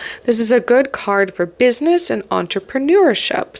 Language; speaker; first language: English; native; English